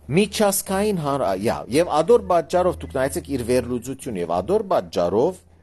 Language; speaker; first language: Armenian; early bilingual, heritage; Armenian